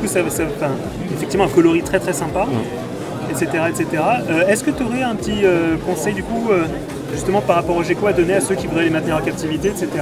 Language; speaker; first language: French; native; French